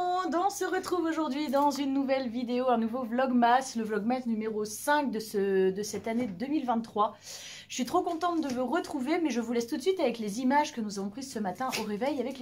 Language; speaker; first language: French; native; French